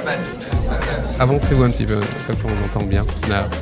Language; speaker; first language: French; native; French